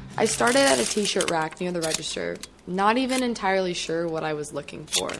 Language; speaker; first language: English; native; English